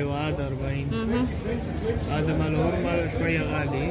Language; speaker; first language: Arabic; non-native, learner; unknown